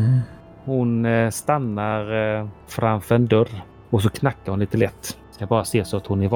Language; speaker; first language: Swedish; native; Swedish